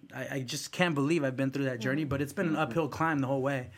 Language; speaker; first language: English; early bilingual, other home language; Spanish